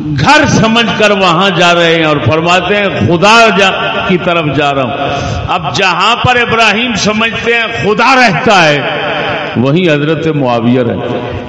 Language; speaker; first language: Urdu; non-native, local second language; Punjabi